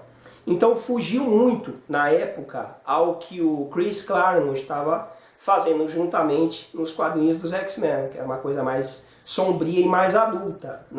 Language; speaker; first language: Portuguese; native; Portuguese